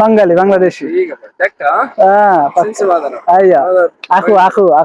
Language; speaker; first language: Arabic; non-native, learner; Bangla